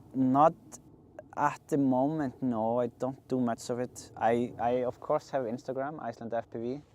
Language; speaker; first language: English; non-native, fluent; Icelandic